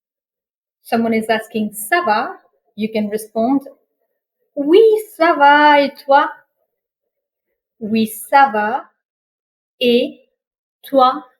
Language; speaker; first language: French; non-native, fluent; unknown